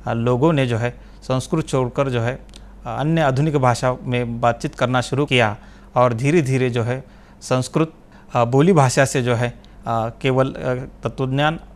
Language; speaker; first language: Hindi; non-native, local second language; Marathi